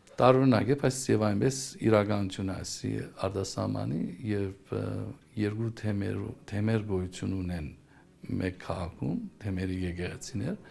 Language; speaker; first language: Armenian; early bilingual, heritage; Armenian